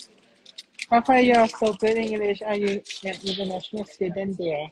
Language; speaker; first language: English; non-native, learner; Thai